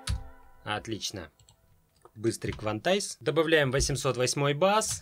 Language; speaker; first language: Russian; native; Russian